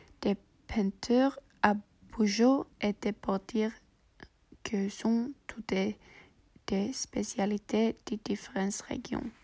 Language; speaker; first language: French; non-native, learner; English